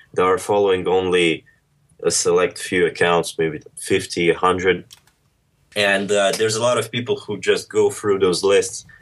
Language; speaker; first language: English; early bilingual, other home language; Russian